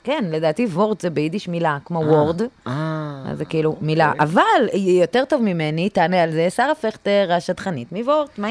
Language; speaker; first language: Hebrew; native; Hebrew